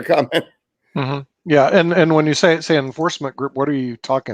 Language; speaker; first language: English; native; English